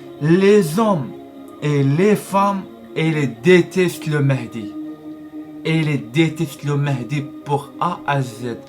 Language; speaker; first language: French; non-native, learner; Arabic